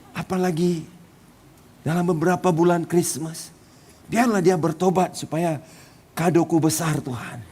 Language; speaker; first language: Malay; non-native, local second language; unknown